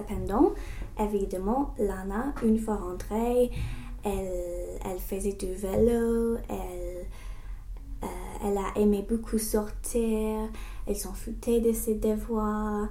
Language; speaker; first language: French; non-native, learner; English